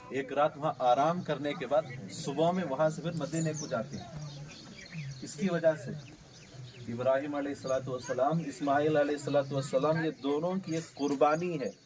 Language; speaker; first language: Urdu; native; Urdu